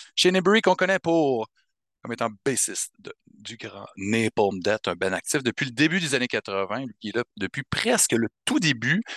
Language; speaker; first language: French; native; French